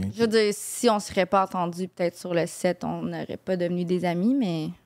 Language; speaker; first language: French; native; French